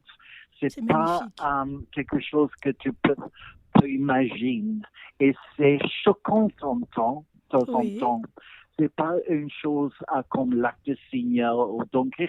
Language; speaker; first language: French; non-native, learner; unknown